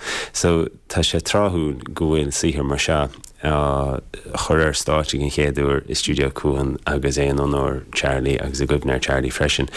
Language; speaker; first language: Irish; native; Irish